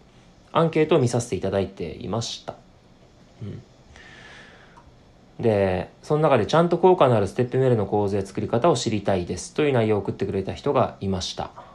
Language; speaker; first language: Japanese; native; Japanese